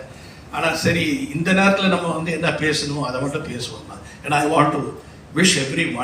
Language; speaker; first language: Tamil; native; Tamil